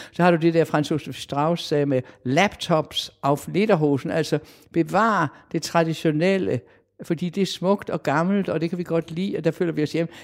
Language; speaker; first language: Danish; native; Danish